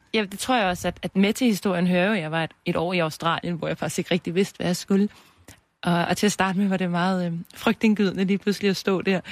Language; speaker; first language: Danish; native; Danish